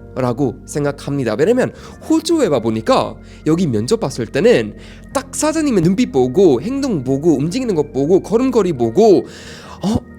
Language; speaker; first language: Korean; non-native, fluent; English